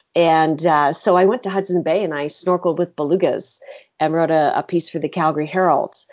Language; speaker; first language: English; native; English